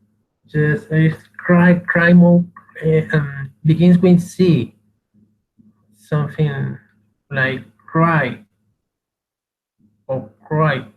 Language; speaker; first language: English; non-native, learner; Spanish